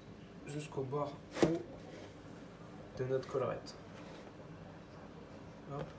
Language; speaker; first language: French; native; French